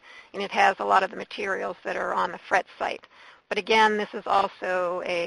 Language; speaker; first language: English; native; English